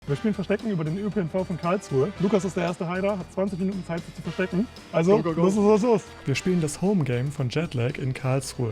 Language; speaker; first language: German; native; German